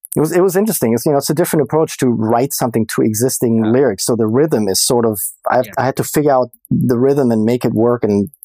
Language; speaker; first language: English; non-native, fluent; German